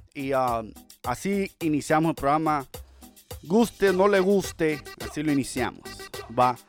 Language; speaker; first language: Spanish; early bilingual, heritage; Spanish